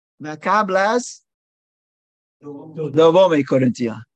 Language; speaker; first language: Persian; non-native, learner; English